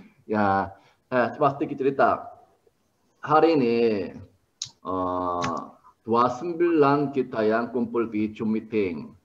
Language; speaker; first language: Indonesian; non-native, learner; Korean